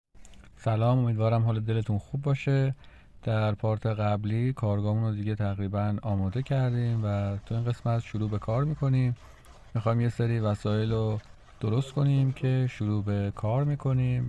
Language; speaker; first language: Persian; native; Persian